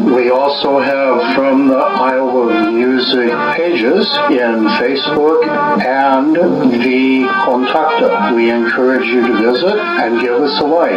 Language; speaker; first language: English; native; English